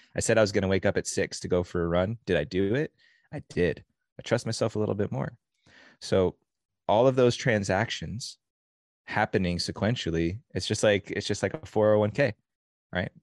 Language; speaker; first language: English; native; English